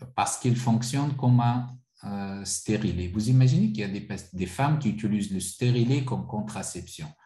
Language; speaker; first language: French; non-native, local second language; Arabic